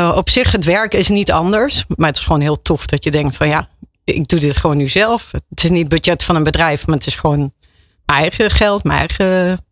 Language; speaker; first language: Dutch; native; Dutch